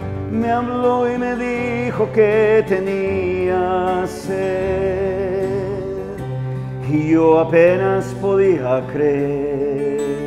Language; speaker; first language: Spanish; early bilingual, heritage; Spanish